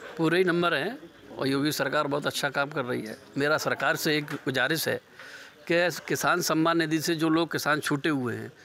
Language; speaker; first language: Hindi; native; Hindi